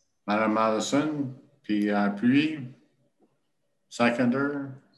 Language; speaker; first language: French; native; French